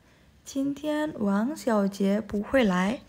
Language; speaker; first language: Chinese; non-native, fluent; Indonesian